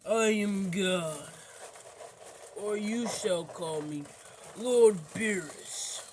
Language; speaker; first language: English; native; English